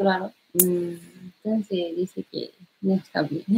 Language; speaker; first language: Spanish; non-native, learner; Japanese